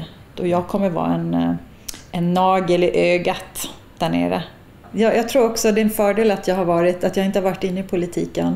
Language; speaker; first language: Swedish; native; Swedish